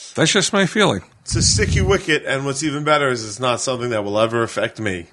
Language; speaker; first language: English; native; English